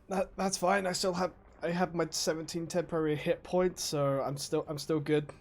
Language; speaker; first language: English; native; English